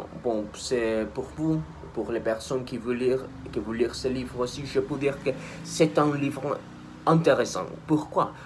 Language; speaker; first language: French; non-native, learner; Spanish